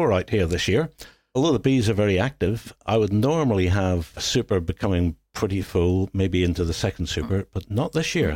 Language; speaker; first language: English; native; English